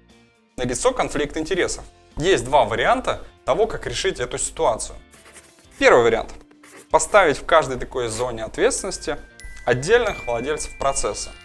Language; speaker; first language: Russian; native; Russian